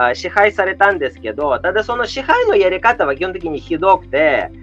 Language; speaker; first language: Japanese; non-native, fluent; Russian